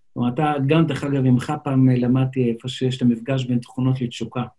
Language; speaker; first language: Hebrew; non-native, local second language; Yiddish